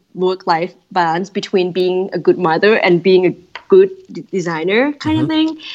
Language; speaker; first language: English; non-native, fluent; Thai